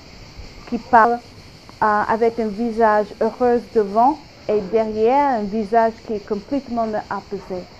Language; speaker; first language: French; non-native, fluent; English